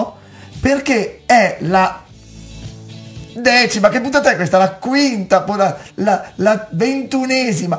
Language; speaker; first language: Italian; native; Italian